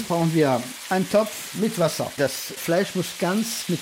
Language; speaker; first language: German; non-native, fluent; French